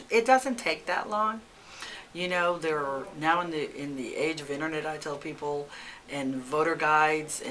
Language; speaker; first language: English; early bilingual, other home language; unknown